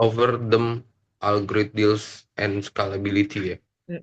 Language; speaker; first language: English; non-native, learner; Indonesian